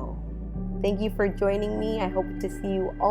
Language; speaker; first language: English; native; English